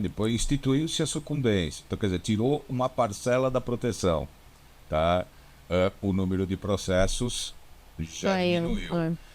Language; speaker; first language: Portuguese; native; Portuguese